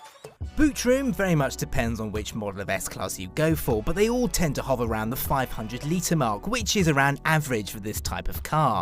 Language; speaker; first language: English; native; English